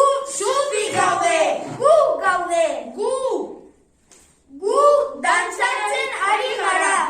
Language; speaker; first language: Basque; non-native, learner; Spanish